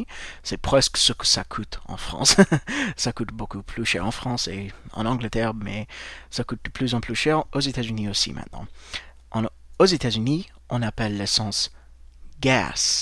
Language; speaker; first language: French; non-native, fluent; English